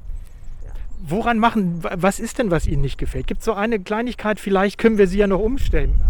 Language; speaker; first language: German; native; German